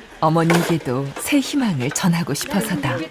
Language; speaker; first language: Korean; native; Korean